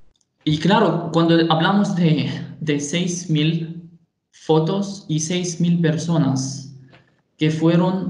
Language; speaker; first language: Spanish; non-native, fluent; Arabic